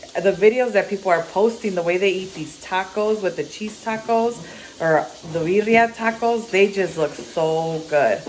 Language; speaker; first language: English; early bilingual, other home language; Spanish